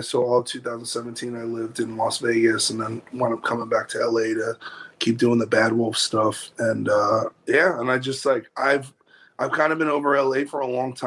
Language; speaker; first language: English; native; English